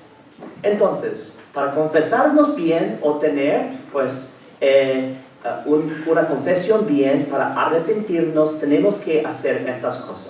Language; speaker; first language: Spanish; non-native, fluent; English